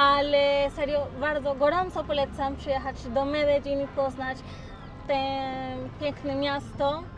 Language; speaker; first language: Polish; non-native, learner; Spanish